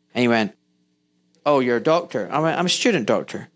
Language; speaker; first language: English; native; English